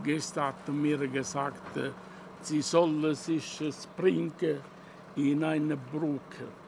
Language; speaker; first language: German; non-native, learner; Italian